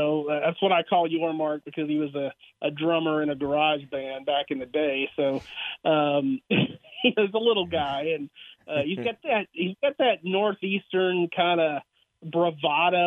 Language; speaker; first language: English; native; English